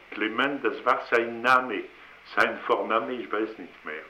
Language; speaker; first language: German; non-native, fluent; French